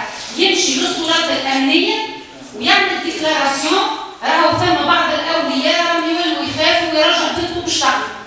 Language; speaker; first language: Arabic; native; Arabic